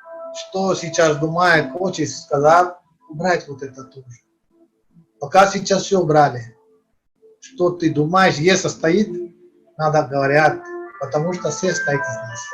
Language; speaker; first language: Russian; non-native, learner; Hindi